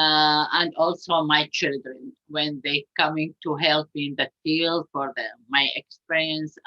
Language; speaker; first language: English; non-native, learner; Arabic